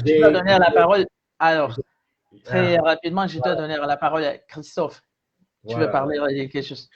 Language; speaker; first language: French; non-native, fluent; Spanish